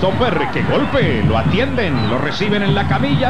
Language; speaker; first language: Spanish; native; Spanish